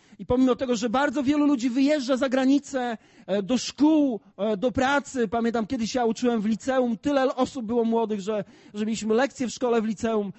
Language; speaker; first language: Polish; native; Polish